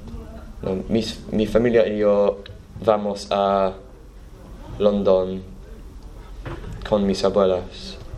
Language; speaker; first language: Spanish; non-native, learner; English